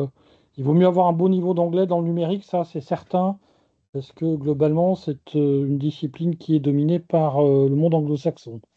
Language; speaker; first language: French; native; French